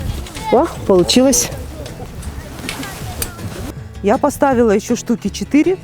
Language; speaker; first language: Russian; native; Russian